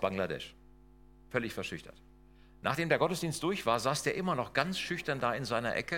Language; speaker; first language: German; native; German